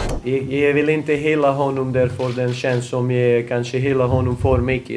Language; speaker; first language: Swedish; non-native, fluent; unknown